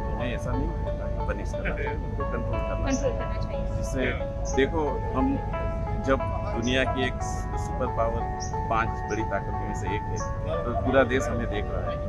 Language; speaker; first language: Hindi; native; Hindi